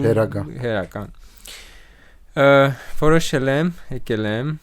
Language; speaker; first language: Armenian; non-native, learner; French